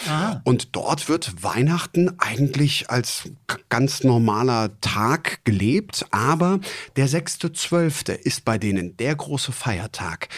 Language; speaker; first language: German; native; German